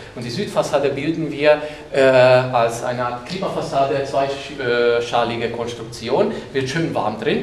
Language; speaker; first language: German; non-native, fluent; Hungarian